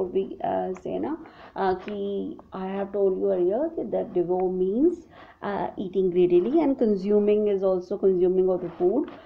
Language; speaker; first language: English; non-native, local second language; Hindi